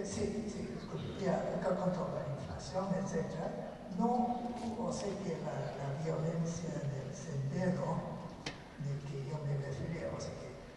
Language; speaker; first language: Spanish; non-native, fluent; English